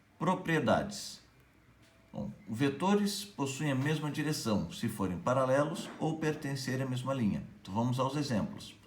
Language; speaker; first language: Portuguese; native; Portuguese